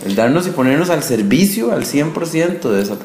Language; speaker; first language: Spanish; native; Spanish